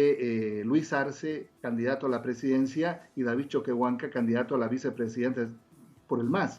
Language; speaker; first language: Spanish; native; Spanish